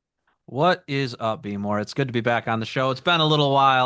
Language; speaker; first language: English; native; English